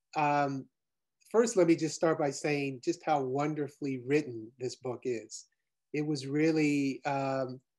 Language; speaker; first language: English; native; English